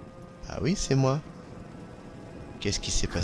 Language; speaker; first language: French; native; French